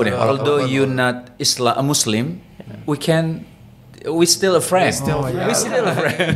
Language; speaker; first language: English; non-native, learner; Indonesian